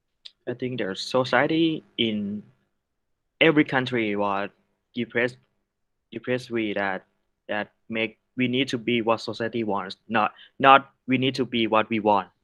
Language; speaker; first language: English; non-native, learner; Thai